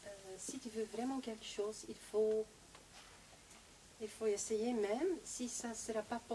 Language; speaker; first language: French; non-native, local second language; Dutch